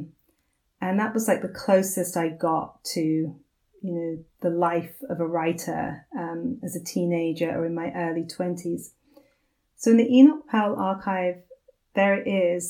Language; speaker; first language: English; native; English